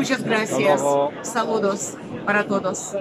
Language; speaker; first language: Spanish; non-native, learner; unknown